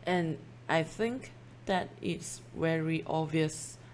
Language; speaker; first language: English; non-native, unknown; Chinese